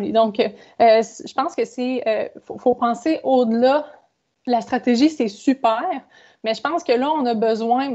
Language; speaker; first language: French; native; French